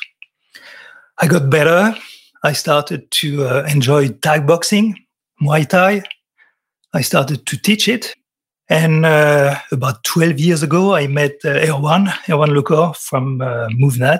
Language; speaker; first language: English; non-native, fluent; French